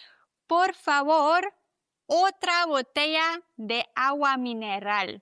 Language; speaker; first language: Spanish; non-native, fluent; German